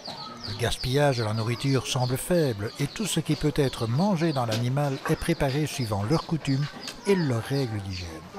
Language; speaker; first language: French; native; French